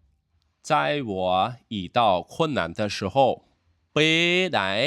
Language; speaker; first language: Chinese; non-native, fluent; Khmer